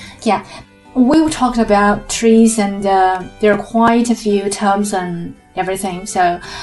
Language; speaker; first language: English; non-native, fluent; Chinese